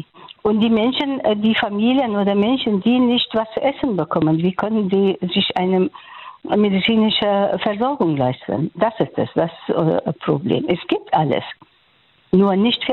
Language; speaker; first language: German; non-native, learner; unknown